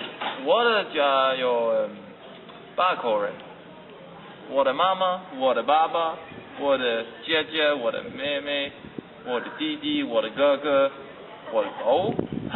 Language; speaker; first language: Chinese; non-native, learner; Danish